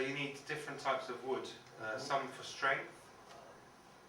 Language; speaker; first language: English; native; English